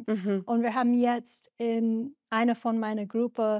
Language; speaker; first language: German; non-native, learner; English